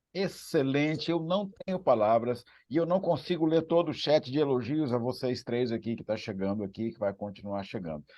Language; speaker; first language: Portuguese; native; Portuguese